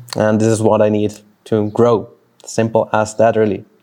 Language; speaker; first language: English; non-native, fluent; Swiss German